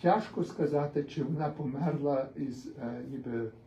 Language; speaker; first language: Ukrainian; early bilingual, other home language; English